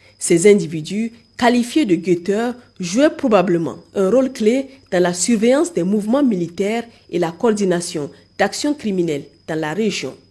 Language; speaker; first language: French; non-native, local second language; Hausa